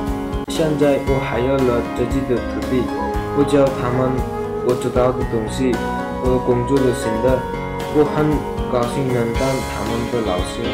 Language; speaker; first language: Chinese; non-native, learner; Nepali